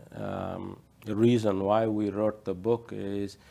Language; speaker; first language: English; non-native, local second language; Odia